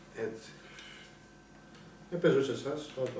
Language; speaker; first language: Greek; native; Greek